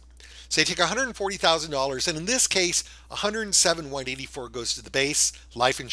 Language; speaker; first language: English; native; English